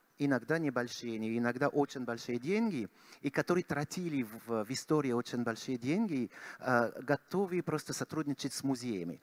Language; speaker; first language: Russian; non-native, fluent; French